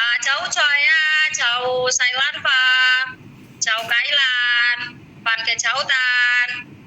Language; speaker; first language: Cantonese; non-native, learner; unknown